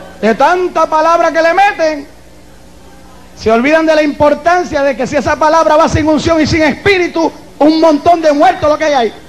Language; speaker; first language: Spanish; native; Spanish